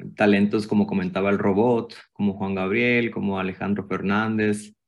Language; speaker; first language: Spanish; native; Spanish